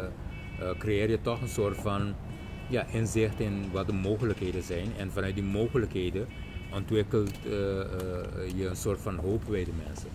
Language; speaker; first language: Dutch; non-native, local second language; Papiamento